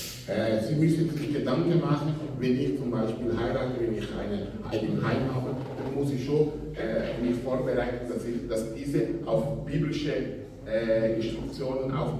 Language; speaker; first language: German; non-native, fluent; Portuguese